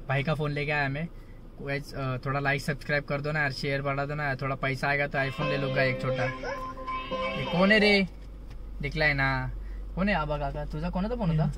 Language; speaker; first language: Hindi; non-native, local second language; Marathi